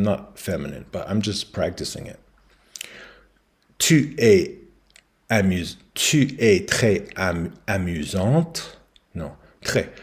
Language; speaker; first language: French; non-native, learner; English